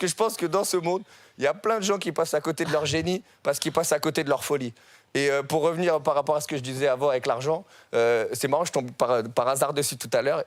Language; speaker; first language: French; native; French